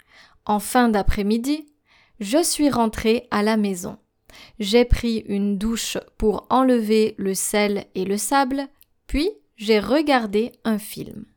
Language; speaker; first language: French; non-native, fluent; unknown